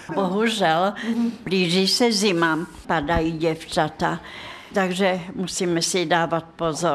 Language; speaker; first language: Czech; non-native, fluent; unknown